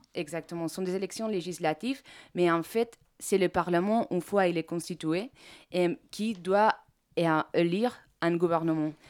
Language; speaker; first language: French; non-native, fluent; Spanish